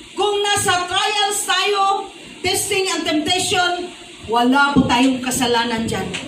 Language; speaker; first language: Filipino; non-native, local second language; Cebuano